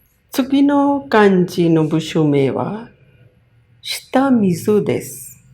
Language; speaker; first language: Japanese; non-native, fluent; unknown